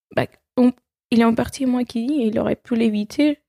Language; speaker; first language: French; non-native, fluent; Spanish